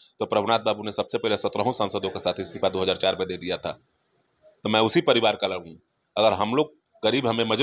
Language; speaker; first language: Hindi; native; Hindi